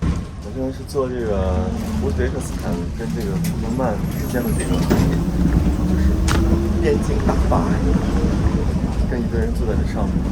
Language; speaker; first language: Chinese; native; Chinese